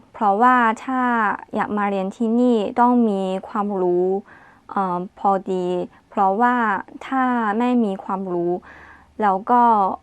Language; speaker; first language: Thai; non-native, learner; Chinese